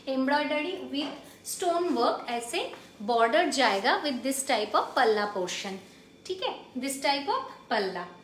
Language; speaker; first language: Hindi; non-native, local second language; Bangla